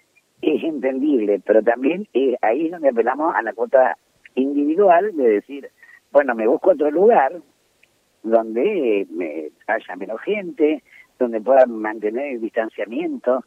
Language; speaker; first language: Spanish; native; Spanish